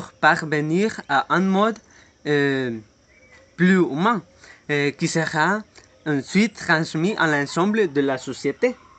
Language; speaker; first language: French; non-native, learner; Spanish